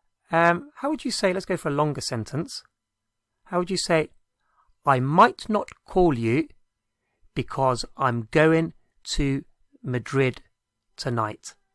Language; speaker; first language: English; native; English